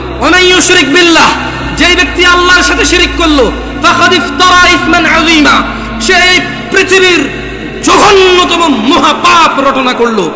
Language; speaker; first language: Bangla; early bilingual, heritage; Bangla